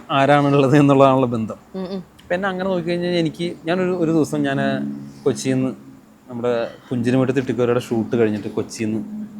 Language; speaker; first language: Malayalam; native; Malayalam